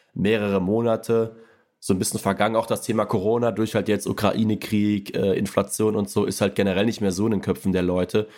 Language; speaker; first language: German; native; German